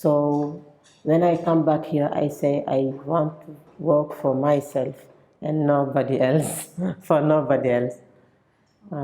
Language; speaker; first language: English; non-native, local second language; French